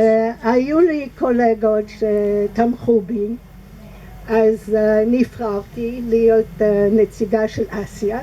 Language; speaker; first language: Hebrew; non-native, fluent; English